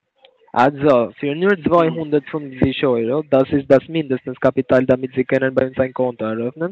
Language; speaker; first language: German; non-native, learner; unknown